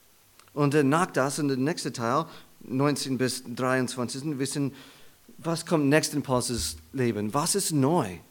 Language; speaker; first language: German; non-native, learner; English